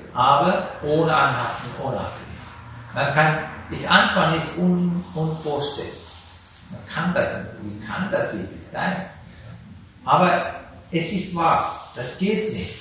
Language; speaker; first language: German; non-native, learner; Sinhala